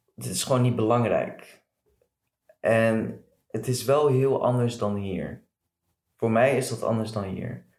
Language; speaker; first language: Dutch; early bilingual, other home language; Arabic